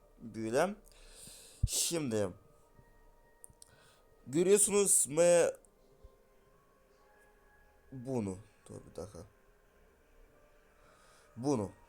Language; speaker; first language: Turkish; non-native, learner; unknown